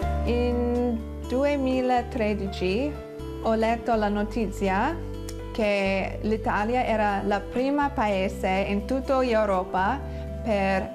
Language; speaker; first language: Italian; non-native, learner; English